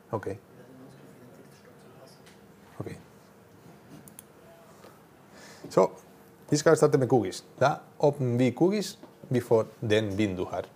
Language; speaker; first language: Norwegian; non-native, learner; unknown